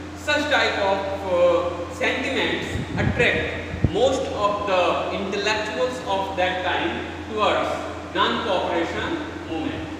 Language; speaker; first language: English; non-native, local second language; Hindi